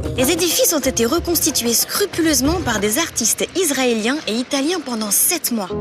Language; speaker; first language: French; native; French